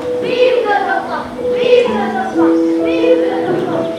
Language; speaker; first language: French; non-native, learner; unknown